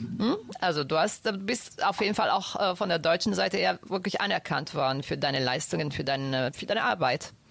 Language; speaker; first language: German; early bilingual, other home language; Italian